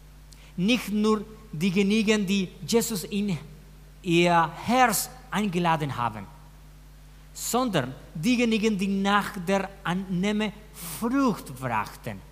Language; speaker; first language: German; non-native, fluent; Spanish